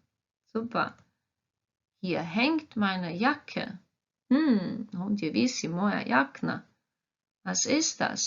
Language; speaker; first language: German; non-native, fluent; Croatian